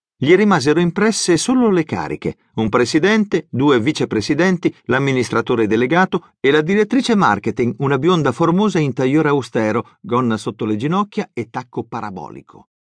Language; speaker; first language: Italian; native; Italian